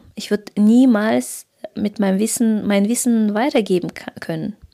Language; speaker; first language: German; early bilingual, other home language; Russian